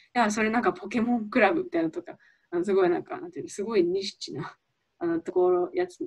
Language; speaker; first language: Japanese; early bilingual, heritage; Japanese